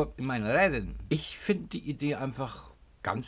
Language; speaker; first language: German; native; German